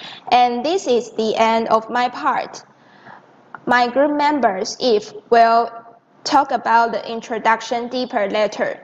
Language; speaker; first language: English; non-native, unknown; Chinese